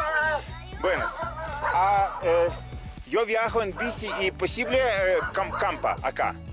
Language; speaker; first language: Spanish; non-native, learner; Russian